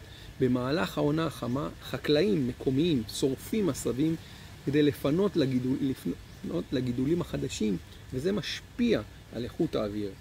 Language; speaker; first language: Hebrew; native; Hebrew